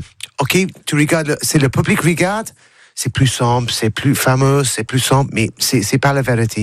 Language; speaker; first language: French; non-native, learner; English